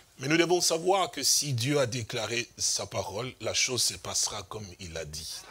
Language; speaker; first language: French; non-native, local second language; Lingala